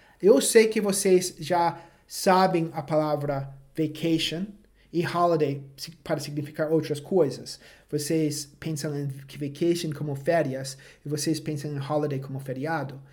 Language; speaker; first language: Portuguese; non-native, fluent; English